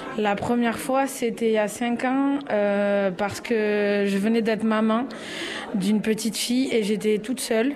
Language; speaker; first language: French; native; French